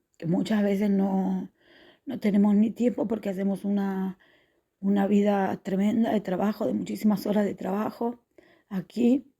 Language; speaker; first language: Spanish; native; Spanish